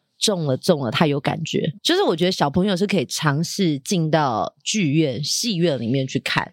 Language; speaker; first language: Chinese; native; Chinese